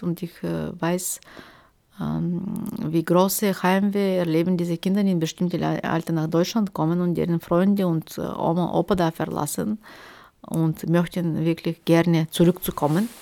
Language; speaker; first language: German; non-native, fluent; Turkish